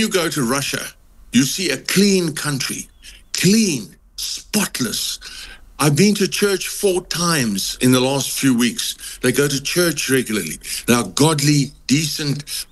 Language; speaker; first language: English; native; English